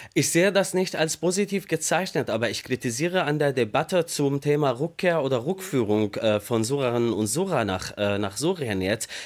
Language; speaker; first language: German; non-native, fluent; Arabic